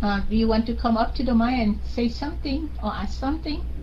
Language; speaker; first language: English; non-native, fluent; Vietnamese